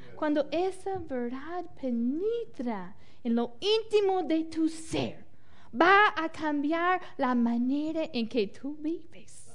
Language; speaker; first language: Spanish; non-native, fluent; English